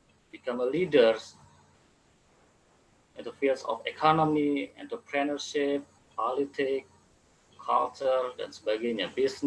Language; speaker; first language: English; non-native, fluent; Indonesian